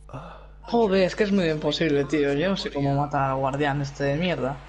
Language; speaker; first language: Spanish; native; Spanish